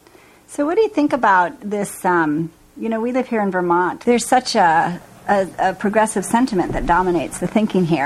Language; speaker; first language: English; native; English